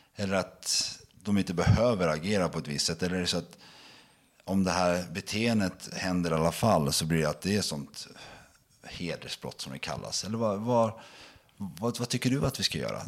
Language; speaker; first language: Swedish; native; Swedish